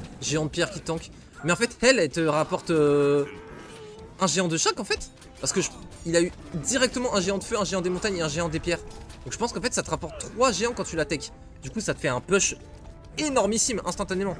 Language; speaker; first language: French; native; French